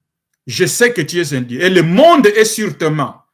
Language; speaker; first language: French; non-native, local second language; Lingala